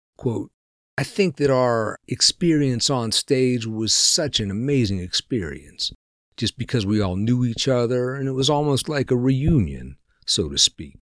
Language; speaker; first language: English; native; English